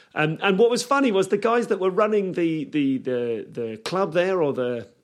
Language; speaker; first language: English; native; English